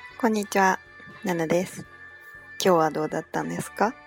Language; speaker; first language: Japanese; non-native, fluent; Chinese